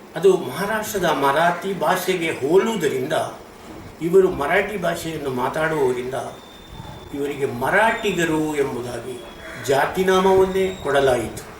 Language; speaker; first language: Kannada; non-native, local second language; Marathi